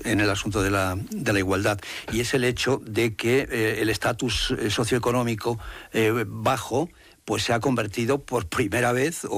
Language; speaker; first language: Spanish; native; Spanish